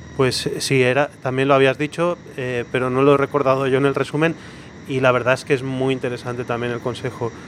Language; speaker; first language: Spanish; non-native, local second language; Catalan